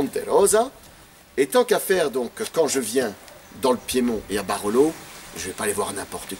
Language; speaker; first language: French; native; French